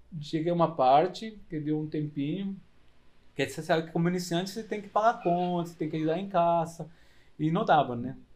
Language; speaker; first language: Portuguese; non-native, fluent; Spanish